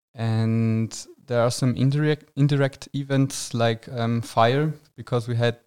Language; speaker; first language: English; non-native, fluent; Portuguese